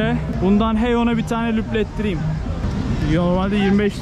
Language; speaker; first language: Turkish; native; Turkish